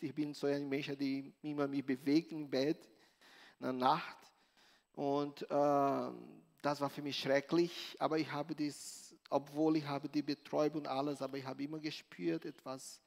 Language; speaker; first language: German; non-native, learner; Portuguese